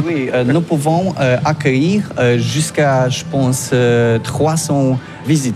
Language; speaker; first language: French; non-native, learner; Polish